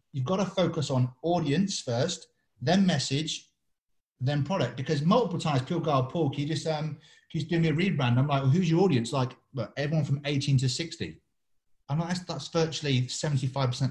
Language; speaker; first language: English; native; English